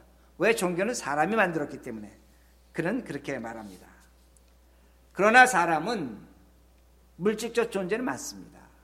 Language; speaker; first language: Korean; native; Korean